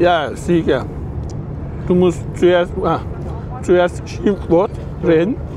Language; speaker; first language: German; non-native, local second language; Turkish